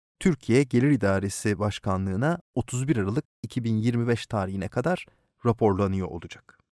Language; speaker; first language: Turkish; native; Turkish